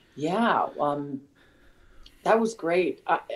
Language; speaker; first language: English; native; English